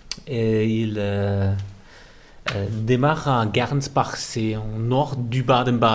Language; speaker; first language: French; non-native, fluent; German